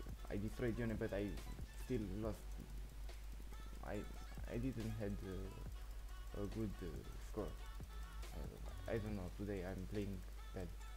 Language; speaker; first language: English; non-native, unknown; Romanian